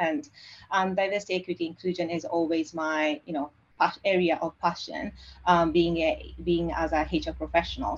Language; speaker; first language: English; non-native, fluent; Japanese